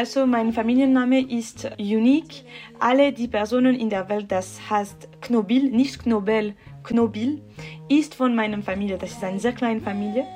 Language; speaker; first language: German; non-native, learner; French